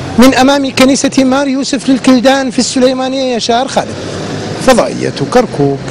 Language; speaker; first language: Arabic; non-native, local second language; Kurdish